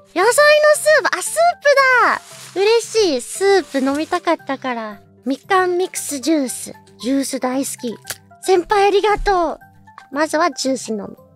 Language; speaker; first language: Japanese; non-native, learner; English